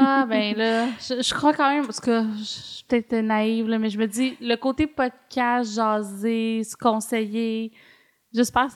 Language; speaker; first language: French; native; French